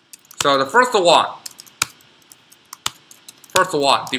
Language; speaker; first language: English; non-native, learner; Chinese